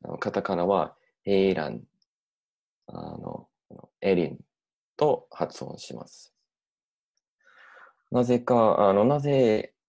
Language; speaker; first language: Japanese; non-native, learner; English